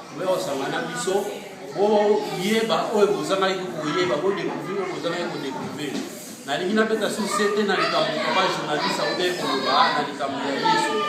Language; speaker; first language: Lingala; non-native, local second language; Kongo